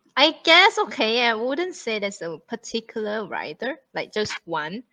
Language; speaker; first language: English; non-native, fluent; Thai